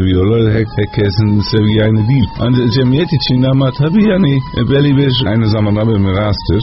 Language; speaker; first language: Turkish; non-native, fluent; Dutch